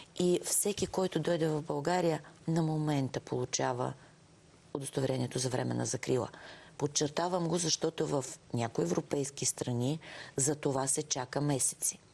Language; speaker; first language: Bulgarian; native; Bulgarian